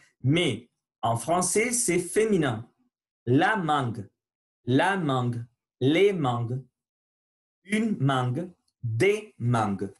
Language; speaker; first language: French; non-native, learner; Spanish